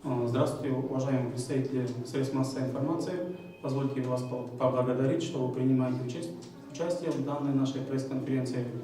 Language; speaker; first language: Russian; non-native, local second language; Kyrgyz